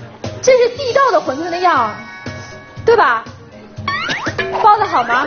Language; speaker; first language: Chinese; native; Chinese